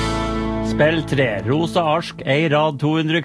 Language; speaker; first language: Norwegian; native; Norwegian